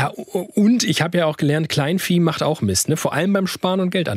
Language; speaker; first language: German; native; German